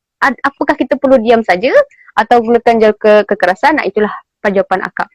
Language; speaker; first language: Malay; native; Malay